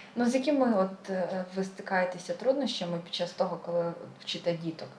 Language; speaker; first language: Ukrainian; native; Ukrainian